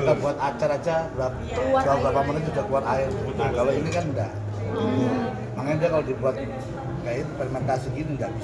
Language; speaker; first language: Indonesian; native; Indonesian